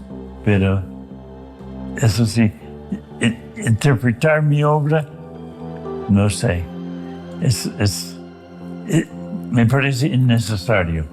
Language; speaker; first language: Spanish; non-native, fluent; English